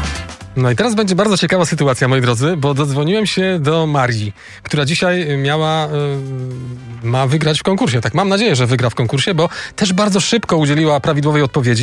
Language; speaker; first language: Polish; native; Polish